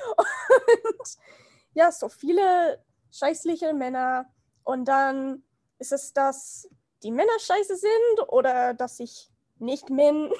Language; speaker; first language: German; non-native, learner; English